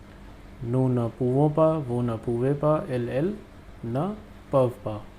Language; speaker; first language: French; non-native, fluent; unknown